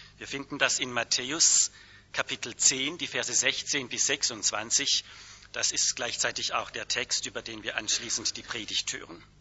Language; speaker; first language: German; native; German